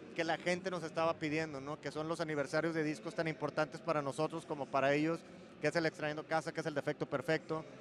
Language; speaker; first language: Spanish; native; Spanish